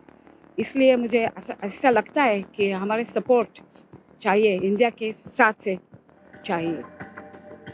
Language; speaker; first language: Hindi; early bilingual, heritage; Hindi